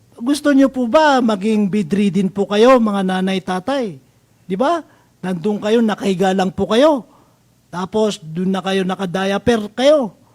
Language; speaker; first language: Filipino; non-native, local second language; Maranao